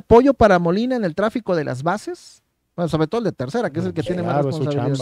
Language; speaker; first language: Spanish; native; Spanish